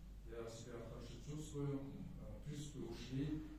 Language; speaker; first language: Russian; non-native, local second language; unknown